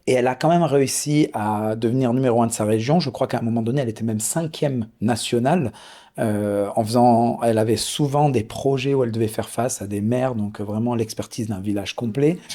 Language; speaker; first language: French; native; French